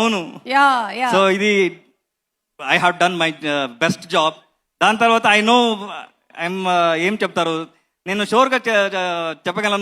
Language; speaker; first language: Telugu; non-native, learner; Kannada